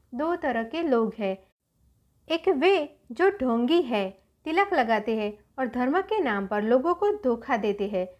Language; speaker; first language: Hindi; non-native, local second language; Gujarati